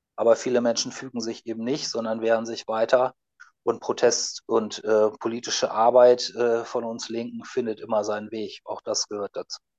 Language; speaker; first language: German; native; German